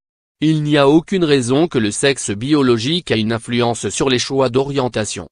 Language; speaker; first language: French; native; French